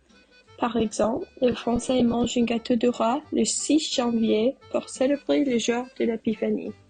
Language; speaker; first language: French; non-native, learner; English